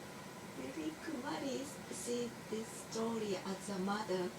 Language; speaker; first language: English; non-native, learner; Japanese